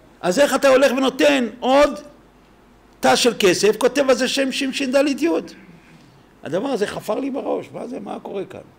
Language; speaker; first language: Hebrew; native; Hebrew